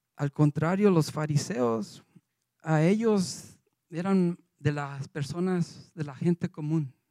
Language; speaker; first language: Spanish; early bilingual, heritage; Spanish